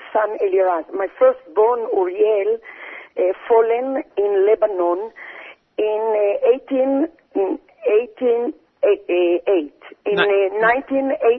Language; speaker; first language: English; early bilingual, other home language; Arabic